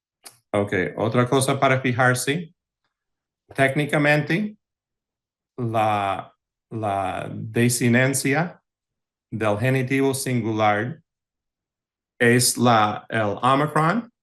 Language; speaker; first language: Spanish; early bilingual, heritage; English